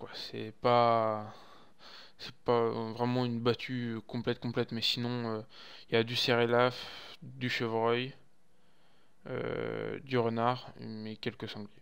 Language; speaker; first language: French; native; French